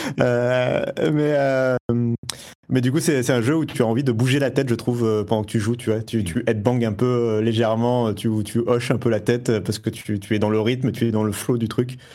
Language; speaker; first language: French; native; French